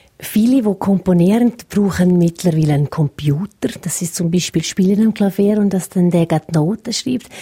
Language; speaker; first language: German; native; German